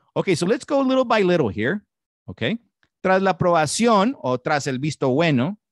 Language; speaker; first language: English; non-native, fluent; Spanish